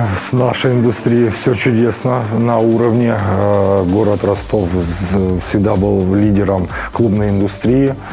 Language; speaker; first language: Russian; native; Russian